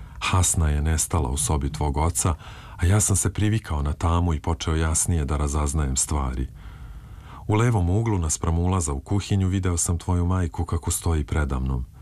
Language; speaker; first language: Serbian; native; Serbian